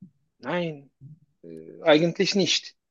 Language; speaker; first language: German; non-native, learner; Turkish